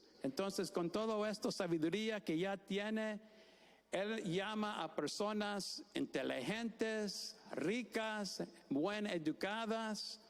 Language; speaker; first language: Spanish; non-native, fluent; English